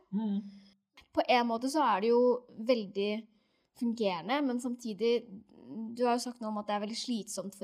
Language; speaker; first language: Norwegian; native; Norwegian